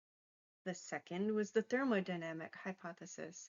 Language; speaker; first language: English; native; English